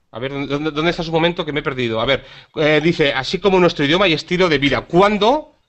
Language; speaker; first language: Spanish; native; Spanish